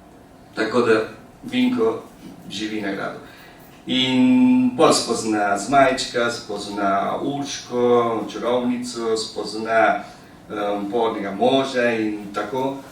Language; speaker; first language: Slovenian; early bilingual, heritage; Slovenian